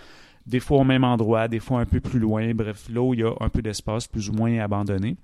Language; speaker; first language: French; native; French